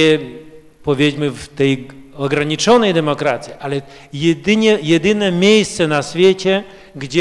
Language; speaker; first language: Polish; early bilingual, heritage; Russian